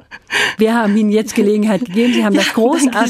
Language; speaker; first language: German; native; German